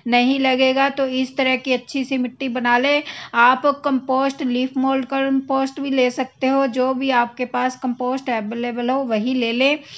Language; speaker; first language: Hindi; native; Hindi